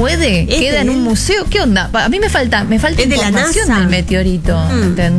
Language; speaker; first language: Spanish; native; Spanish